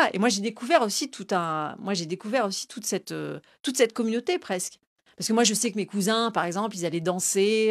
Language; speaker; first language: French; native; French